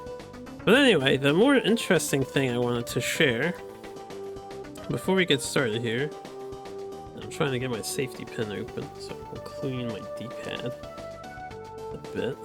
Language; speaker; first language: English; native; English